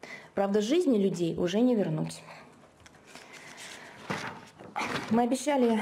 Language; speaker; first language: Russian; native; Russian